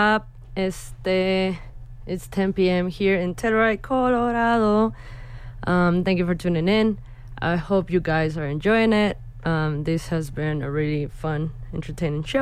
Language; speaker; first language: English; non-native, fluent; Spanish